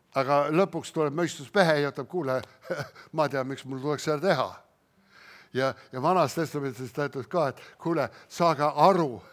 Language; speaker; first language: Estonian; early bilingual, heritage; Estonian